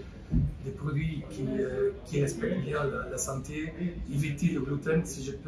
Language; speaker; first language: French; non-native, fluent; Portuguese